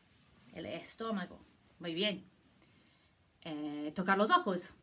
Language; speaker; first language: Spanish; non-native, learner; English